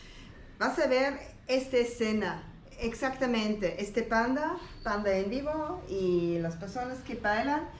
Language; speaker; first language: Spanish; non-native, learner; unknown